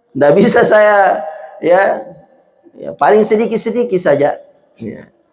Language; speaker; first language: Indonesian; non-native, local second language; Buginese